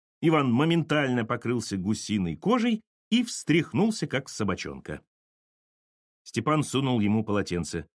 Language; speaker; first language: Russian; native; Russian